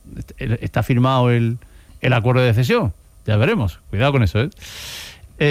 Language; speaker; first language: Spanish; native; Spanish